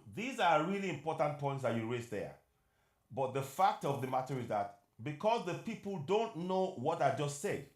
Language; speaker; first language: English; non-native, local second language; Yoruba